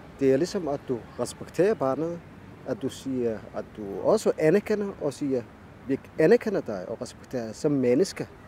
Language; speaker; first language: Danish; non-native, fluent; Somali